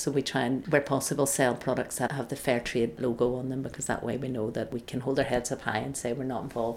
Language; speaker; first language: English; native; English